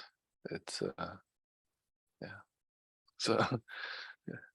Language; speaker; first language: English; native; English